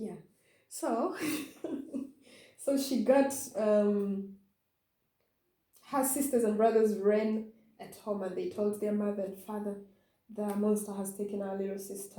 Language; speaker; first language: English; non-native, fluent; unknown